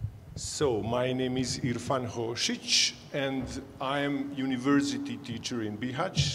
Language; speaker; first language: English; non-native, fluent; Bosnian